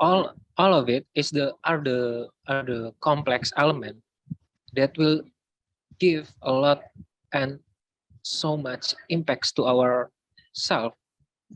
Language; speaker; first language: English; non-native, learner; Indonesian